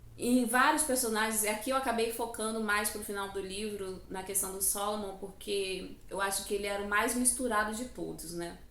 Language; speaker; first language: Portuguese; native; Portuguese